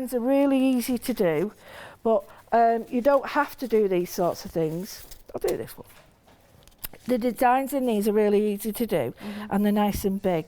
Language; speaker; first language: English; native; English